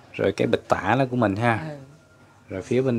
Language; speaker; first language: Vietnamese; native; Vietnamese